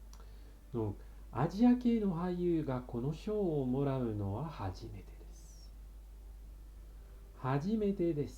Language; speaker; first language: Japanese; non-native, fluent; French